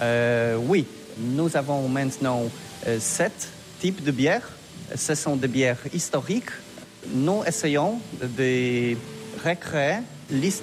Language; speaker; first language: French; non-native, learner; Polish